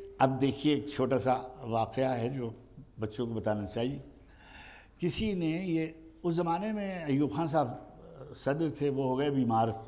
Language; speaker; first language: Urdu; native; Urdu